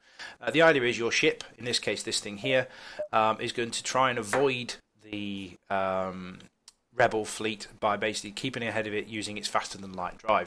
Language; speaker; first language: English; native; English